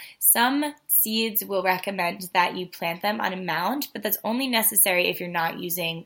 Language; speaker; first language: English; native; English